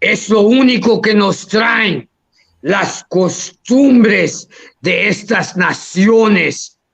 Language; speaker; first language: Spanish; early bilingual, heritage; Spanish